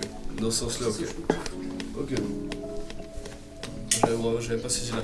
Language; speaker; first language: French; native; French